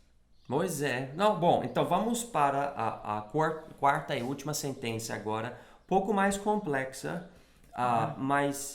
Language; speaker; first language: Portuguese; non-native, fluent; English